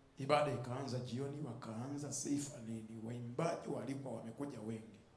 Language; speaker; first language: Swahili; non-native, fluent; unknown